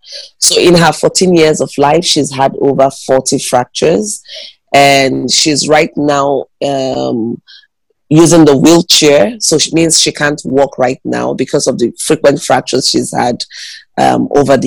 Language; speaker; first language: English; non-native, local second language; Igbo